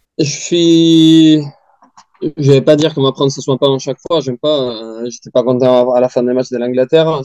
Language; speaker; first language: French; non-native, fluent; Spanish